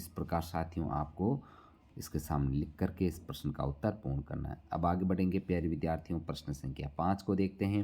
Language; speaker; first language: Hindi; native; Hindi